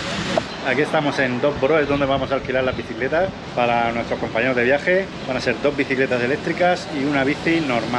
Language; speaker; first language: Spanish; native; Spanish